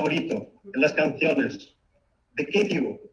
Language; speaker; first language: Spanish; non-native, fluent; Arabic